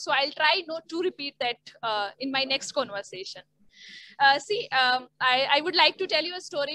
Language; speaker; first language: English; non-native, learner; Hindi